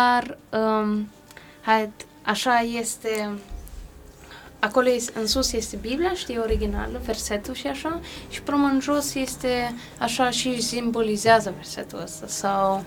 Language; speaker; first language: Romanian; early bilingual, heritage; Romanian